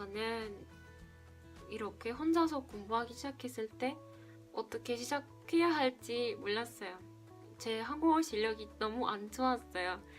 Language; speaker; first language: Korean; non-native, fluent; Spanish